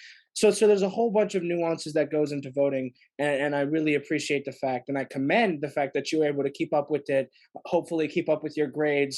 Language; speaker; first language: English; native; English